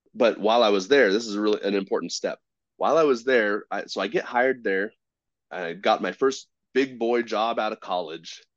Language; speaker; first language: English; native; English